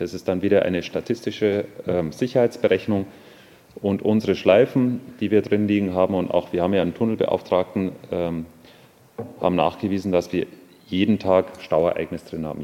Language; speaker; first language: German; native; German